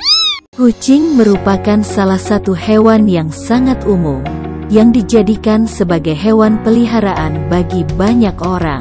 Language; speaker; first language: Indonesian; native; Indonesian